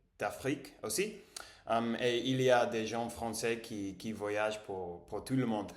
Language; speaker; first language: French; non-native, learner; English